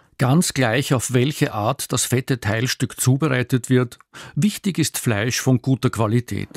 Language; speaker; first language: German; native; German